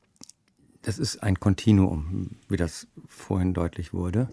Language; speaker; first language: German; native; German